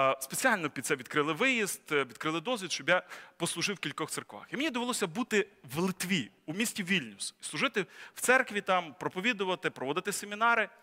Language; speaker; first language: Ukrainian; native; Ukrainian